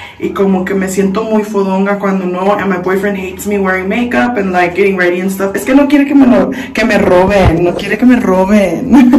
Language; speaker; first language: Spanish; early bilingual, heritage; Spanish